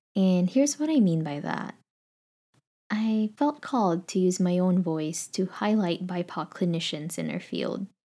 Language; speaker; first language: English; non-native, local second language; Filipino